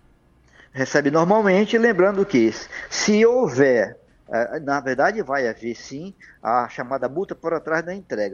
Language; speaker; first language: Portuguese; native; Portuguese